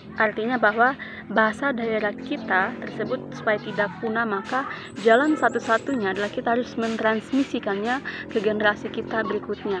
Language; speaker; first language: Indonesian; non-native, local second language; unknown